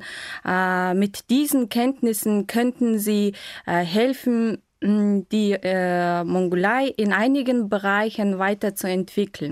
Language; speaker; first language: German; non-native, fluent; Mongolian